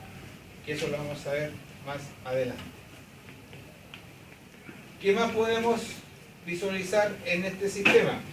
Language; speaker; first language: Spanish; native; Spanish